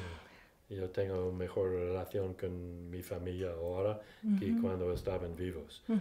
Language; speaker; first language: Spanish; non-native, fluent; English